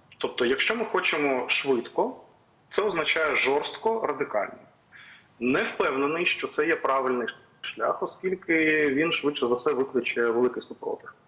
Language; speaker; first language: Ukrainian; non-native, local second language; Russian